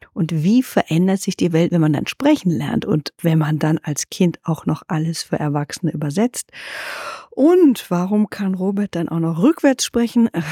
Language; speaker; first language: German; native; German